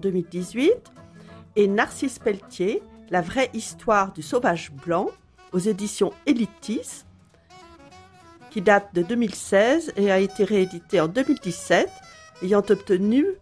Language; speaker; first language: French; native; French